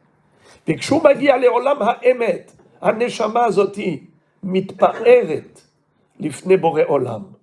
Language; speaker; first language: Hebrew; non-native, fluent; French